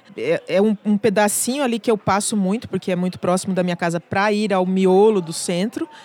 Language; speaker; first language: Portuguese; native; Portuguese